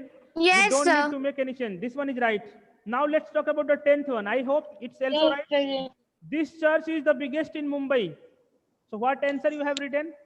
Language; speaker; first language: English; non-native, local second language; Hindi